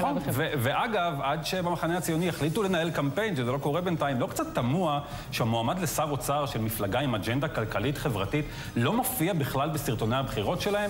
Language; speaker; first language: Hebrew; native; Hebrew